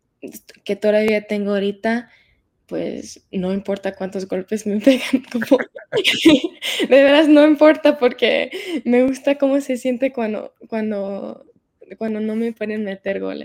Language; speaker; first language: Spanish; early bilingual, heritage; Spanish